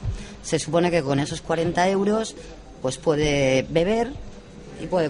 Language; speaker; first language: Spanish; native; Spanish